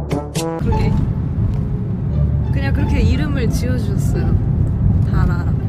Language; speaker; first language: Korean; native; Korean